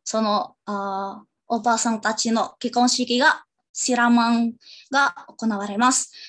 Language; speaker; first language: Japanese; non-native, learner; Indonesian